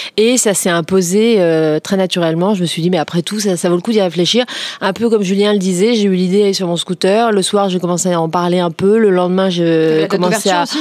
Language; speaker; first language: French; native; French